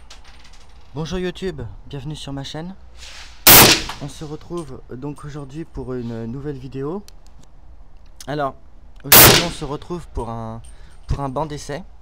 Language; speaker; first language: French; native; French